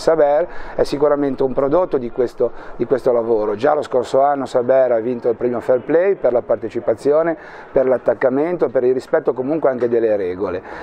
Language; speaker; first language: Italian; native; Italian